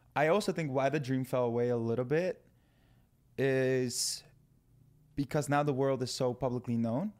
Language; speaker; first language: English; non-native, fluent; Dutch